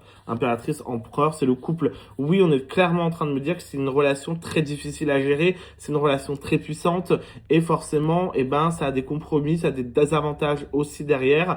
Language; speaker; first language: French; native; French